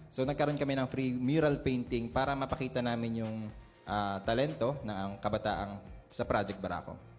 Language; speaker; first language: Filipino; native; Filipino